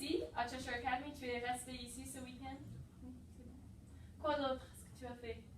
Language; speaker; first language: French; non-native, fluent; English